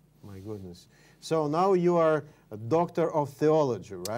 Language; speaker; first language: English; non-native, fluent; Russian